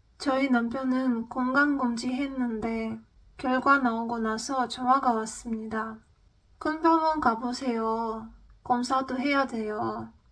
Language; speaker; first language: Korean; non-native, fluent; Russian